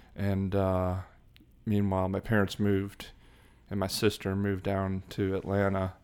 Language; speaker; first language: English; native; English